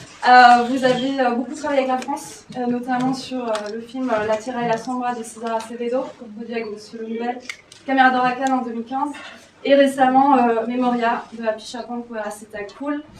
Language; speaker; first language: French; native; French